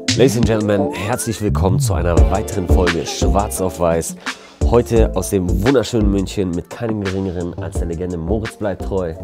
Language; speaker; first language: German; early bilingual, other home language; Persian